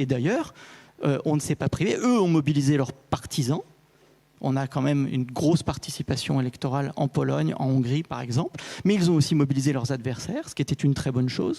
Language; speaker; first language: French; native; French